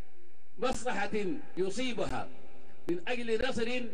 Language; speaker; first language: Arabic; native; Arabic